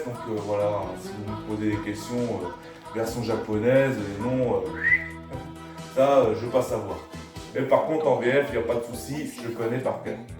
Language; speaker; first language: French; native; French